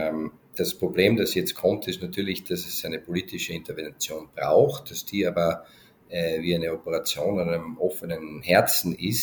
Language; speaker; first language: German; native; German